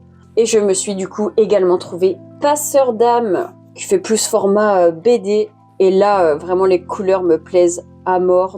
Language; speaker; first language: French; native; French